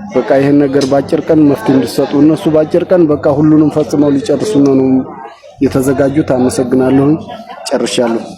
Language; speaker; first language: Amharic; native; Amharic